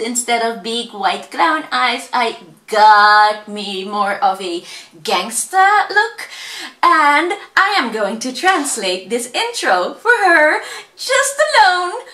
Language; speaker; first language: English; non-native, fluent; Dutch